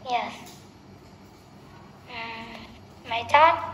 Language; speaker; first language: English; non-native, learner; Vietnamese